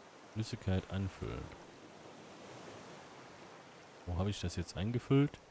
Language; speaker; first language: German; native; German